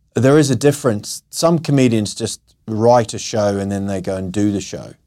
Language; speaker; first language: English; native; English